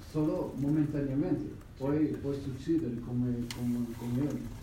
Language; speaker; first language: Italian; non-native, fluent; Portuguese